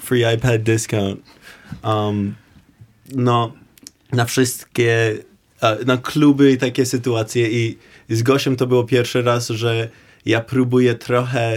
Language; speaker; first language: Polish; non-native, learner; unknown